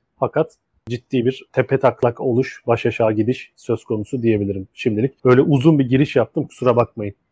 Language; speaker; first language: Turkish; native; Turkish